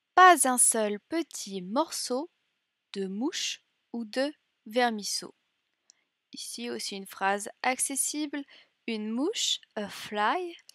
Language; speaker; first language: French; native; French